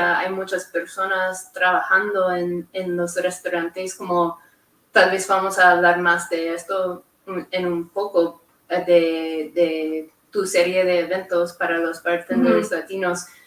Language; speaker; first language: Spanish; non-native, fluent; English